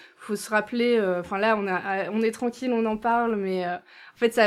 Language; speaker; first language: French; native; French